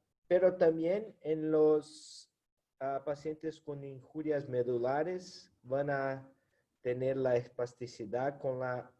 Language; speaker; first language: Spanish; non-native, fluent; Portuguese